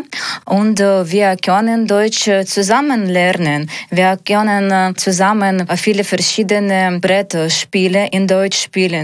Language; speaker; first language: German; non-native, learner; Ukrainian